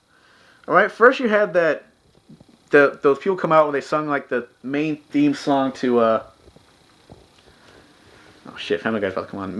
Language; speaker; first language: English; native; English